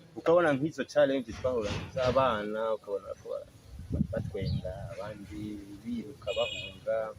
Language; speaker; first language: Rundi; early bilingual, heritage; Rundi